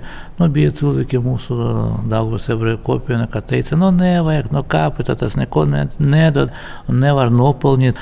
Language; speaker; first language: Latvian; non-native, local second language; Russian